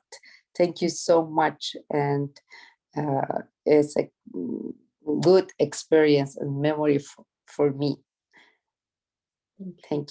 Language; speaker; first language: English; non-native, learner; Persian